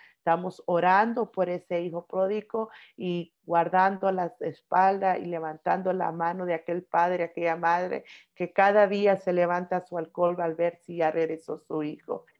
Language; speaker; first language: Spanish; early bilingual, heritage; Spanish